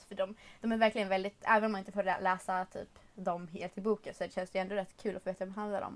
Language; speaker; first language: Swedish; native; Swedish